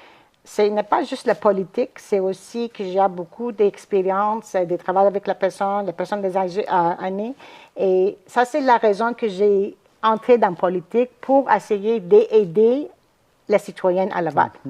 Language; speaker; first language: French; non-native, fluent; Greek